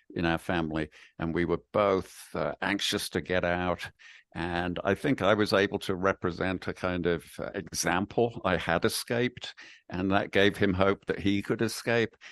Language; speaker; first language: English; native; English